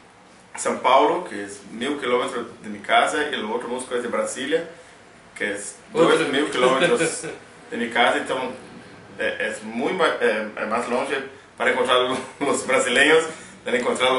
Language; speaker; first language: Spanish; non-native, learner; Portuguese